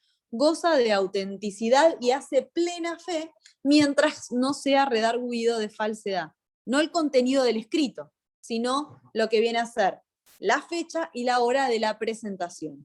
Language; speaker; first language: Spanish; native; Spanish